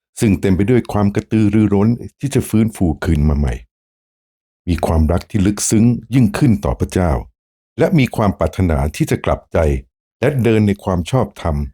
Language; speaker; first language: Thai; native; Thai